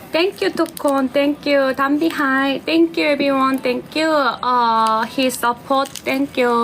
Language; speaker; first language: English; non-native, learner; Korean